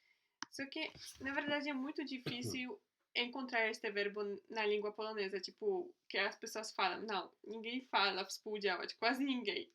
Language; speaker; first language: Portuguese; non-native, fluent; Polish